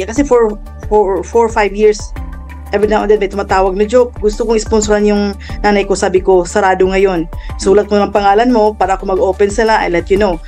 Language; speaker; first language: Filipino; non-native, local second language; Cebuano